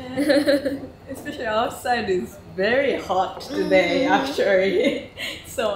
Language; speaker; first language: English; non-native, learner; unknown